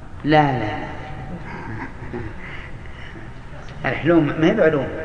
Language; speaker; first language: Arabic; native; Arabic